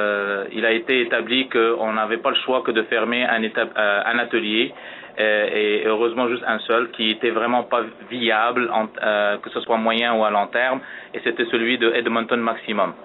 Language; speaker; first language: French; native; French